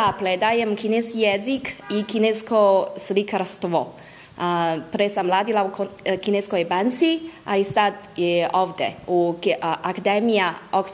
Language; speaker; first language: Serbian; non-native, learner; Chinese